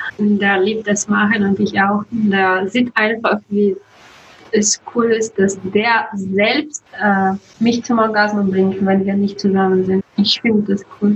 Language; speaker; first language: German; non-native, learner; Russian